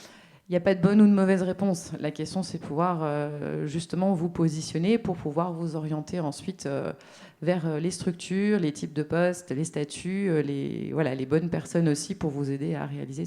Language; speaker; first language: French; native; French